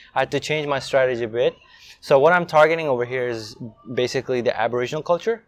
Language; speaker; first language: English; non-native, fluent; Urdu